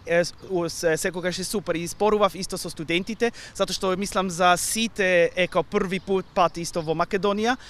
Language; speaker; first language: Macedonian; non-native, learner; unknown